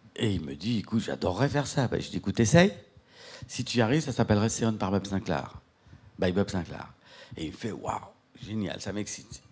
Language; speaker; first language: French; native; French